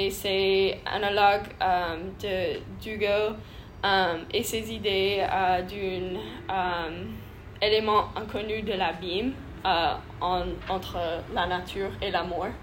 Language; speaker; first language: French; non-native, learner; English